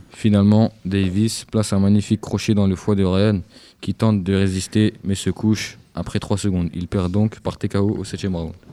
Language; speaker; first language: French; native; French